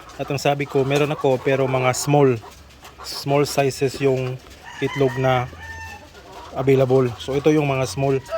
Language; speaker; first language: Filipino; native; Filipino